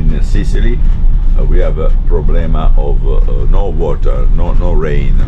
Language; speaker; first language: English; non-native, learner; Italian